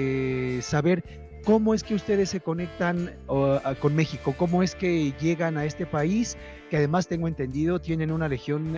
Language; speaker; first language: Spanish; native; Spanish